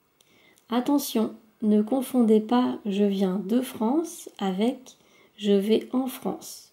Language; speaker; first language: French; native; French